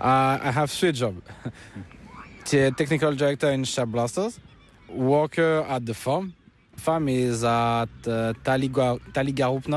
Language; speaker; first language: English; non-native, learner; French